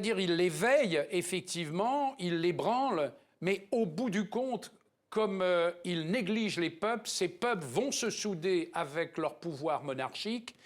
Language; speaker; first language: French; native; French